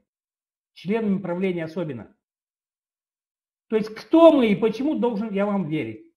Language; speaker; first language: Russian; native; Russian